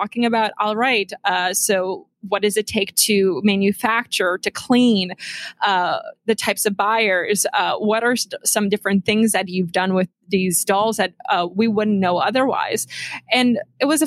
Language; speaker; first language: English; native; English